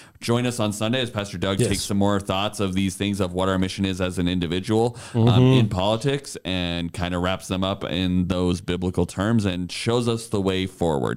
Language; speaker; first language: English; native; English